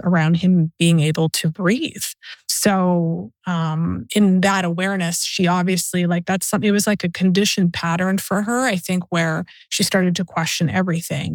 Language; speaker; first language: English; native; English